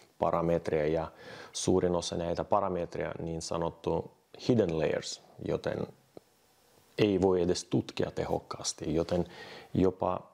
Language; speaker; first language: Finnish; non-native, fluent; Russian